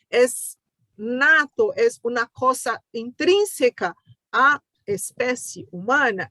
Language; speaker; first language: Spanish; non-native, fluent; Portuguese